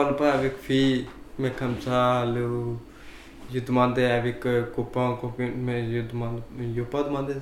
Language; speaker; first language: French; non-native, learner; Punjabi